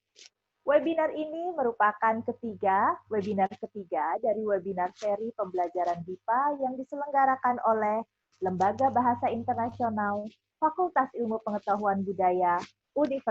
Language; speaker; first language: Indonesian; native; Indonesian